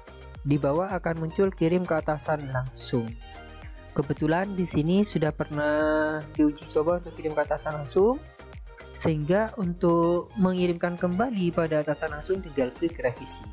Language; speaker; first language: Indonesian; native; Indonesian